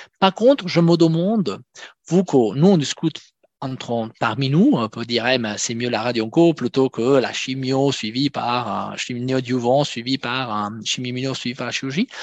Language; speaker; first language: French; non-native, fluent; Italian